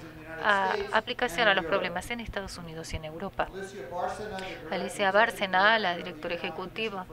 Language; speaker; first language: Spanish; non-native, fluent; English